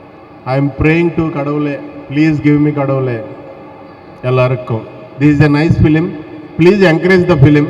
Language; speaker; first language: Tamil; non-native, learner; Telugu